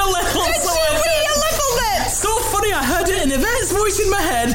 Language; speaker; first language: English; native; English